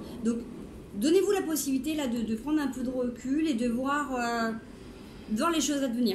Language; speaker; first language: French; native; French